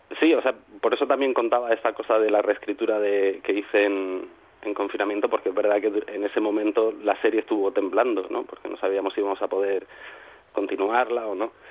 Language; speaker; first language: Spanish; native; Spanish